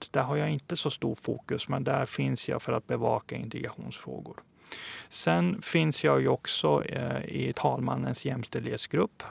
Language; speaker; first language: Swedish; early bilingual, other home language; Persian